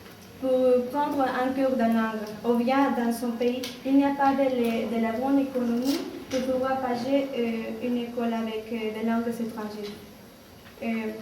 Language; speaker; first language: French; non-native, learner; Spanish